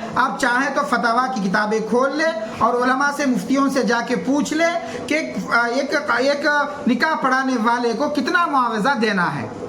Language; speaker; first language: Urdu; native; Urdu